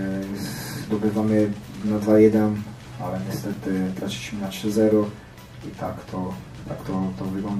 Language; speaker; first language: Polish; non-native, learner; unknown